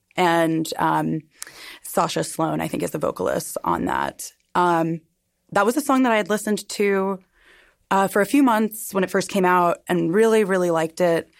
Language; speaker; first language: English; native; English